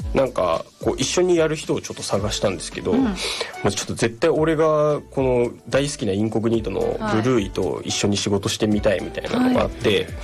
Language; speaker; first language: Japanese; native; Japanese